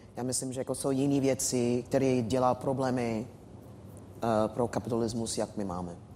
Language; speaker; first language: Czech; non-native, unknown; English